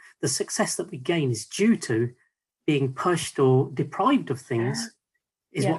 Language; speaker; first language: English; native; English